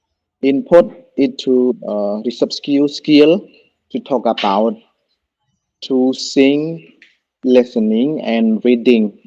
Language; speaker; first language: English; non-native, learner; Khmer